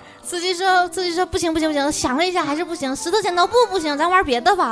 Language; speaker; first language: Chinese; native; Chinese